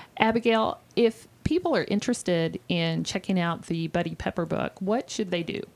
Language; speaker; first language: English; native; English